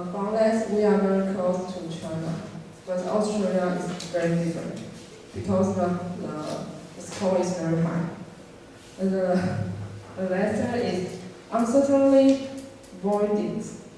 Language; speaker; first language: English; non-native, learner; Chinese